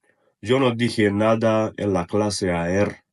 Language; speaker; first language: Spanish; non-native, learner; Russian